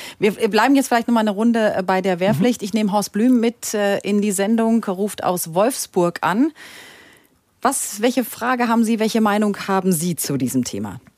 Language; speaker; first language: German; native; German